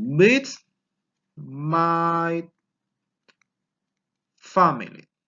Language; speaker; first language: English; non-native, fluent; Spanish